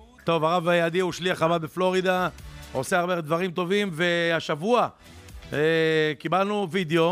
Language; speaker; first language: Hebrew; native; Hebrew